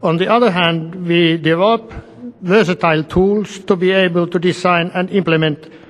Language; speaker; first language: English; non-native, fluent; Finnish